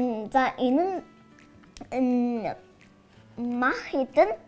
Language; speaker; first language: Mongolian; early bilingual, heritage; Mongolian